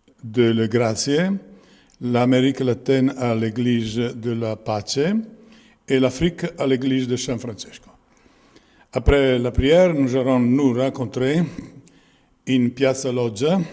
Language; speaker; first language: French; non-native, learner; Italian